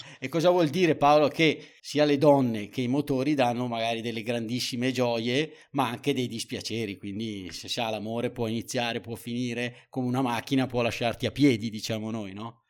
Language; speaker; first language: Italian; native; Italian